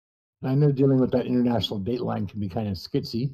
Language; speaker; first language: English; native; English